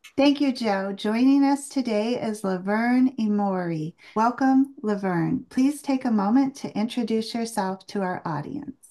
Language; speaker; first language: English; native; English